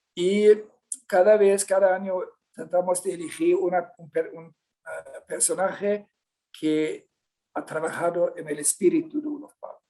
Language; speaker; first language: Spanish; non-native, fluent; Swedish